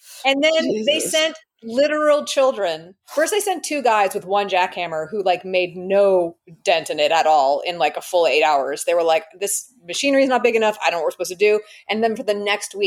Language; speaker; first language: English; native; English